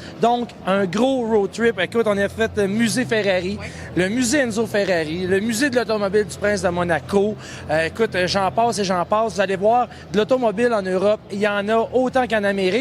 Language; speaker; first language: French; native; French